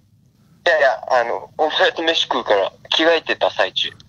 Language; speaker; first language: Japanese; native; Japanese